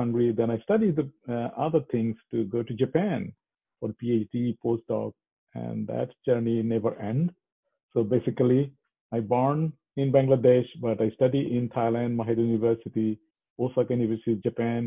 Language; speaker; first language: English; non-native, local second language; Bangla